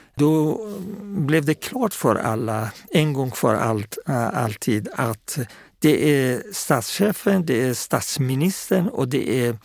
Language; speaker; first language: Swedish; non-native, fluent; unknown